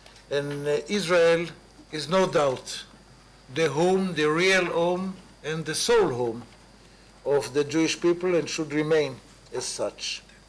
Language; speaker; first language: English; non-native, fluent; Hebrew